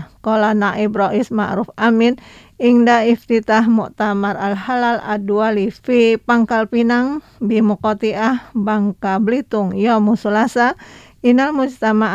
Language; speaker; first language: Arabic; non-native, fluent; Indonesian